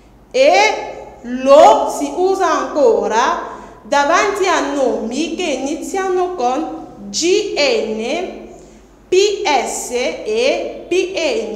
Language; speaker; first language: Italian; non-native, fluent; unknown